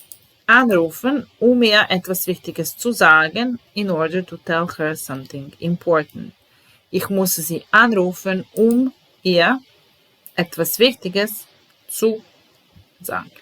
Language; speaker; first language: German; non-native, fluent; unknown